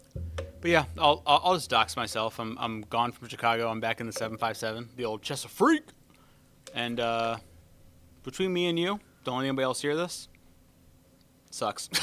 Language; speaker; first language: English; native; English